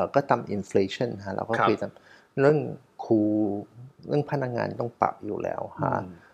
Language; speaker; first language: Thai; non-native, fluent; Chinese